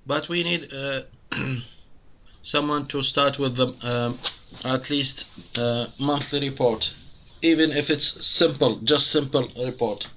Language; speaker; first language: English; non-native, fluent; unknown